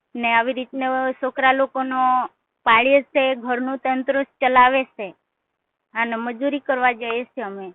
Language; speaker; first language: Gujarati; non-native, local second language; Bhili